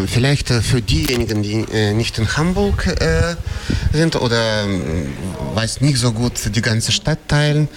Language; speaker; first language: German; non-native, fluent; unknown